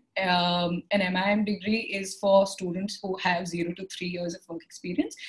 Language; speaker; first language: English; non-native, local second language; Hindi